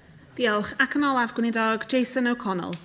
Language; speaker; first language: Welsh; native; Welsh